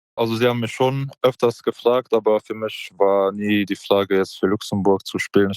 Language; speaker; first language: German; non-native, local second language; Polish